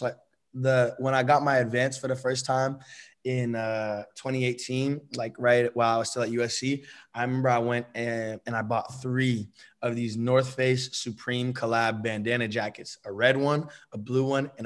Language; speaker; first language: English; native; English